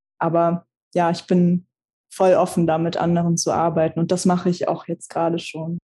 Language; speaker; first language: German; early bilingual, other home language; Russian